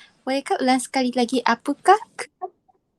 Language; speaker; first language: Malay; non-native, fluent; Japanese